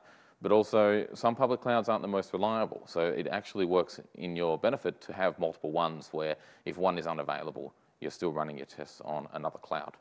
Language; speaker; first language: English; native; English